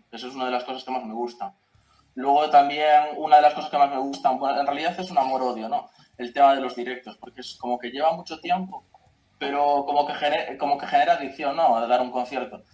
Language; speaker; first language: Spanish; native; Spanish